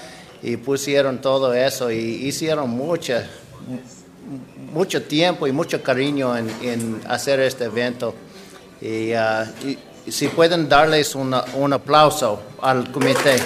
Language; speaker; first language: Spanish; non-native, learner; English